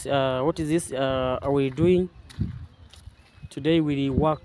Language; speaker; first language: English; non-native, learner; Swahili